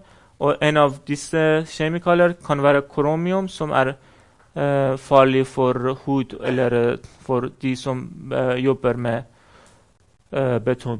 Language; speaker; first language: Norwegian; non-native, fluent; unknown